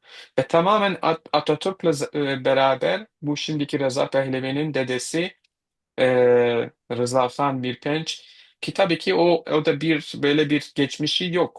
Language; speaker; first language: Turkish; non-native, fluent; Kurdish